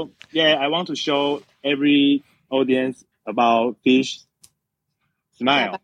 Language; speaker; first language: English; non-native, learner; Chinese